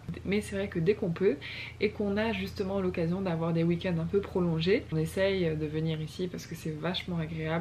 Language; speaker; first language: French; native; French